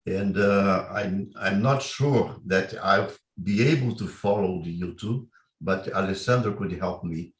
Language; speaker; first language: English; non-native, fluent; Portuguese